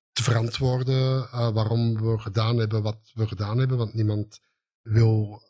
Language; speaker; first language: Dutch; native; Dutch